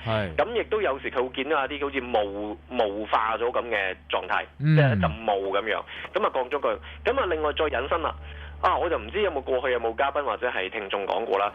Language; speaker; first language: Cantonese; native; Cantonese